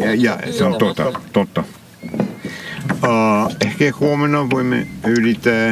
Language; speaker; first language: Finnish; non-native, learner; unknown